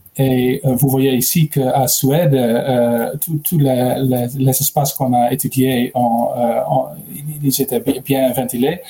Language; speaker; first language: French; non-native, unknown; Dutch